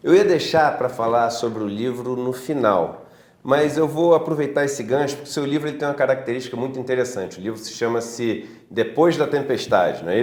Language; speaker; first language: Portuguese; native; Portuguese